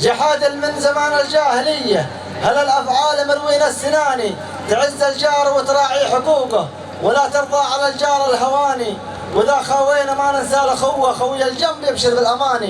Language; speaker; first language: Arabic; native; Arabic